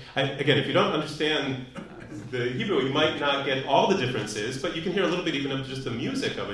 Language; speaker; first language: English; native; English